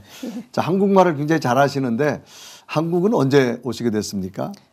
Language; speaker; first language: Korean; native; Korean